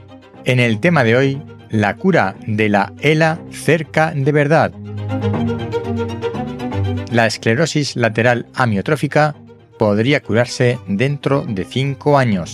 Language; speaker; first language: Spanish; native; Spanish